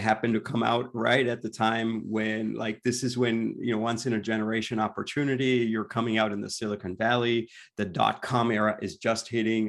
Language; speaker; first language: English; non-native, local second language; Gujarati